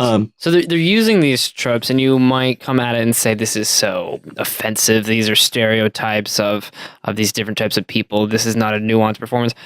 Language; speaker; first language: English; native; English